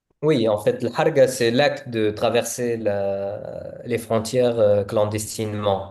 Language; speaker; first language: French; non-native, fluent; Arabic